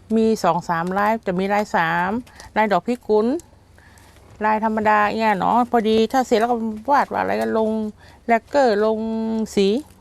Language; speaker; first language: Thai; non-native, local second language; Shan